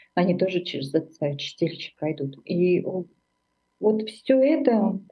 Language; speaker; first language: Russian; non-native, local second language; Armenian